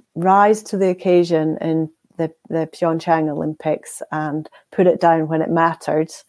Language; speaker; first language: English; native; English